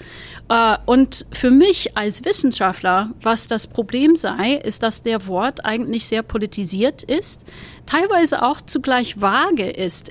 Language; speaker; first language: German; non-native, fluent; English